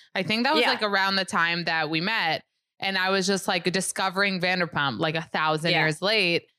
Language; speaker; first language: English; early bilingual, other home language; Hebrew